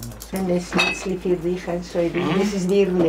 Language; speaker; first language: German; non-native, fluent; Spanish